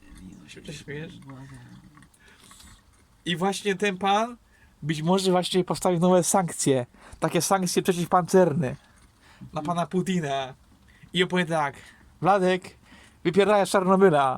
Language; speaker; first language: Polish; native; Polish